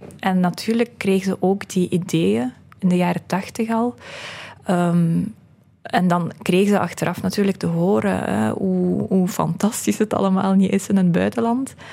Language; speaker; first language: Dutch; early bilingual, other home language; Russian